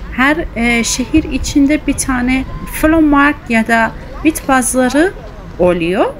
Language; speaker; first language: Turkish; early bilingual, heritage; Turkish